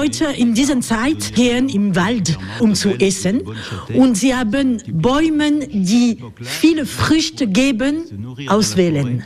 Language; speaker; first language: German; non-native, fluent; French